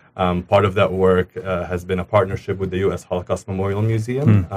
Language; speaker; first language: English; early bilingual, other home language; Arabic